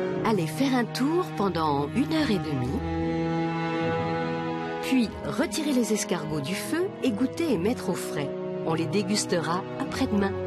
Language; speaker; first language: French; native; French